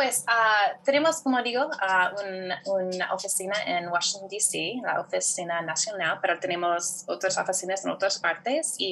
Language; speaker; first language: Spanish; non-native, fluent; English